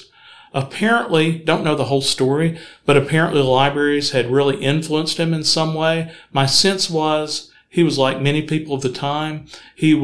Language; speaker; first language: English; native; English